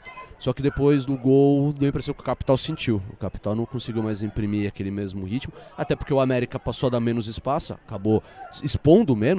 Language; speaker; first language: Portuguese; native; Portuguese